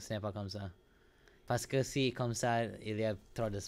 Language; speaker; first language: French; non-native, learner; English